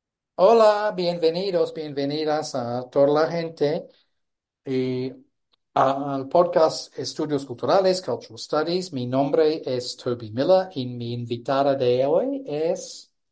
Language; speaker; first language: Spanish; non-native, fluent; English